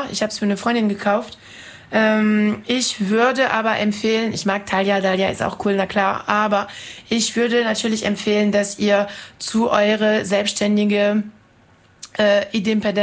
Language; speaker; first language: German; non-native, fluent; French